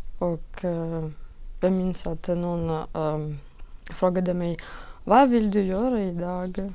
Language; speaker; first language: Swedish; non-native, learner; Russian